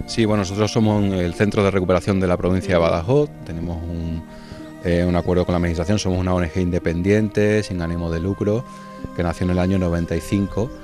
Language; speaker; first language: Spanish; native; Spanish